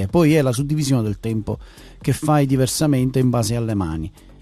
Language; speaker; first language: Italian; native; Italian